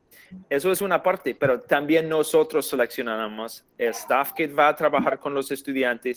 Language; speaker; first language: Spanish; non-native, fluent; English